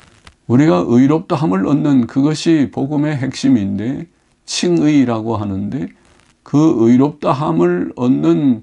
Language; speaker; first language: Korean; native; Korean